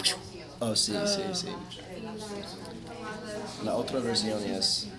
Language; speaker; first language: Spanish; non-native, fluent; English